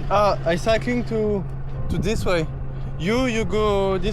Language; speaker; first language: English; non-native, learner; French